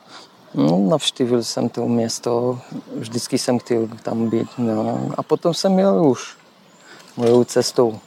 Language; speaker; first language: Czech; non-native, learner; Polish